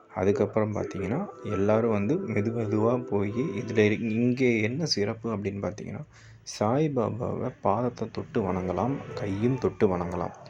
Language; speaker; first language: Tamil; native; Tamil